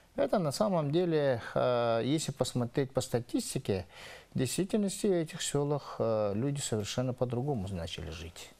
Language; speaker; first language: Russian; non-native, local second language; Yakut